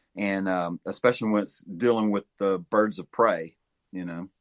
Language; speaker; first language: English; native; English